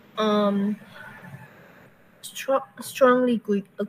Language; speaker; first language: English; non-native, learner; Chinese